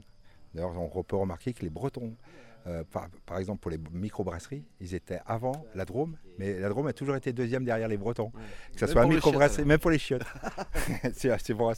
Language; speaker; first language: French; native; French